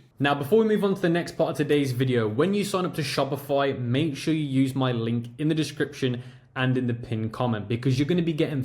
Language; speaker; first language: English; native; English